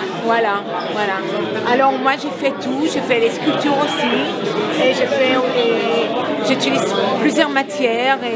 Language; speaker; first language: French; non-native, fluent; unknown